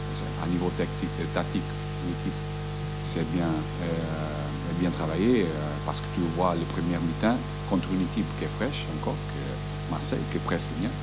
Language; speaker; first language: French; non-native, learner; Portuguese